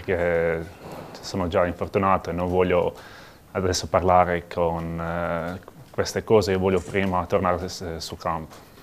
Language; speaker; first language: Italian; non-native, learner; Croatian